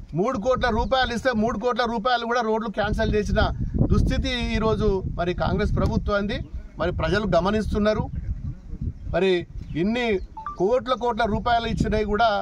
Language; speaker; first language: Telugu; non-native, local second language; Lambadi